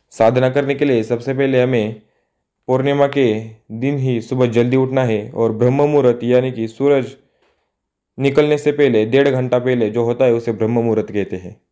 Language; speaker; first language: Hindi; non-native, local second language; Marathi